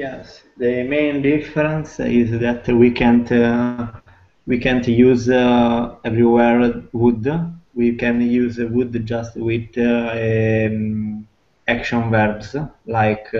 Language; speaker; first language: English; non-native, fluent; Italian